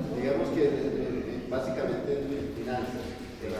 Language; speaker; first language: Spanish; non-native, fluent; English